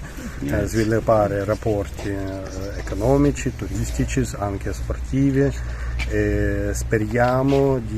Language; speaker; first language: Italian; non-native, learner; Ukrainian